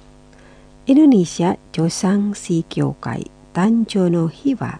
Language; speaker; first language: Japanese; non-native, fluent; Indonesian